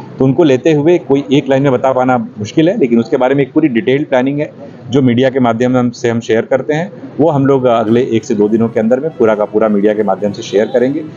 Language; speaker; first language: Hindi; native; Hindi